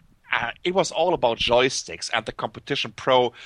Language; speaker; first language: English; non-native, fluent; German